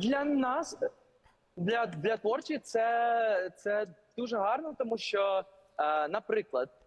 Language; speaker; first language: Ukrainian; early bilingual, heritage; English